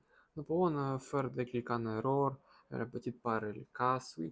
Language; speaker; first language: French; non-native, learner; Russian